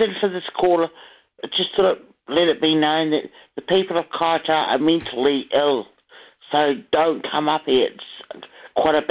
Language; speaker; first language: English; native; English